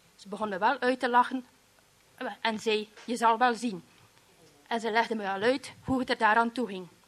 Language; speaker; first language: Dutch; native; Dutch